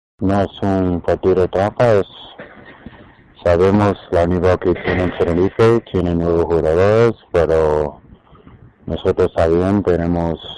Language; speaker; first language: Spanish; non-native, learner; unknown